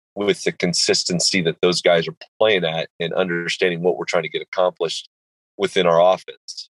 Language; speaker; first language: English; native; English